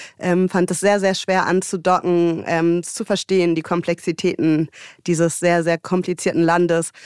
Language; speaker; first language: German; native; German